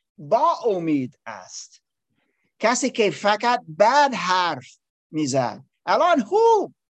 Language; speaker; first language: Persian; non-native, learner; English